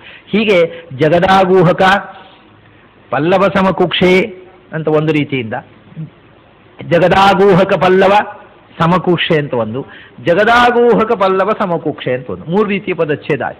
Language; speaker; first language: Kannada; native; Kannada